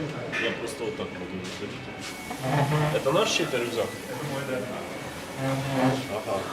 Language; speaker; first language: Russian; native; Russian